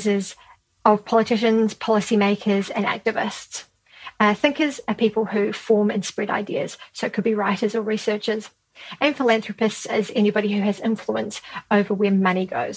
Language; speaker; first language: English; native; English